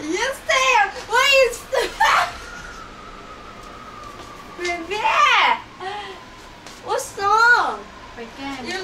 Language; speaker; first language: English; non-native, learner; Thai